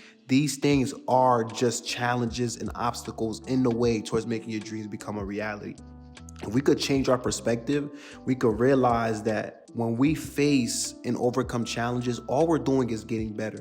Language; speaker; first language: English; native; English